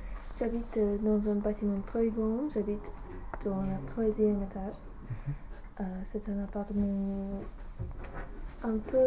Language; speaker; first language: French; non-native, learner; English